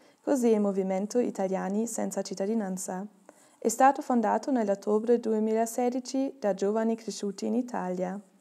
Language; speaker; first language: Italian; non-native, learner; German